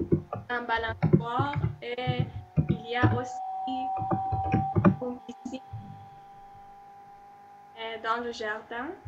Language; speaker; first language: French; non-native, learner; Persian